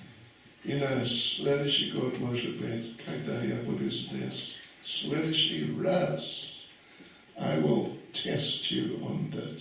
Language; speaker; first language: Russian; non-native, learner; English